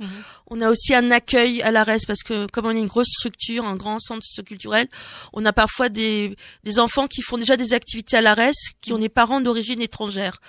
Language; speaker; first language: French; native; French